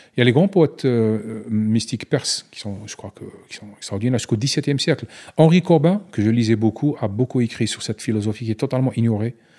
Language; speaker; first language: French; non-native, local second language; Arabic